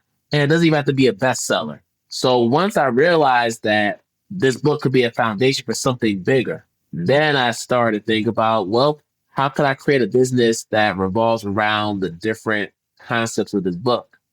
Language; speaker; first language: English; early bilingual, other home language; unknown